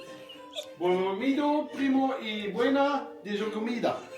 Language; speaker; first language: Spanish; non-native, learner; French